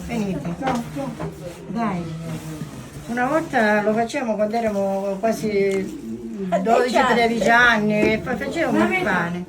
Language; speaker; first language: Italian; native; Italian